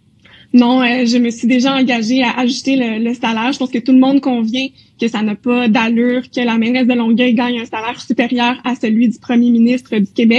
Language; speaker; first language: French; native; French